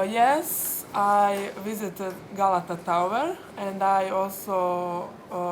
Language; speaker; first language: English; non-native, fluent; Serbian